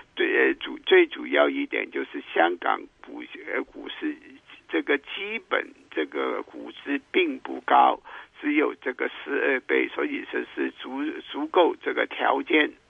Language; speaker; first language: Chinese; non-native, local second language; Cantonese